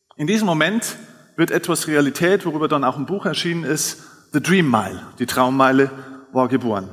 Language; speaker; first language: German; native; German